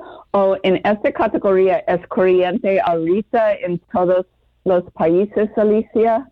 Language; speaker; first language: Spanish; non-native, learner; English